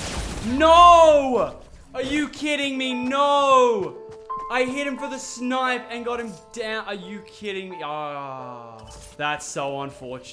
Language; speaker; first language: English; native; English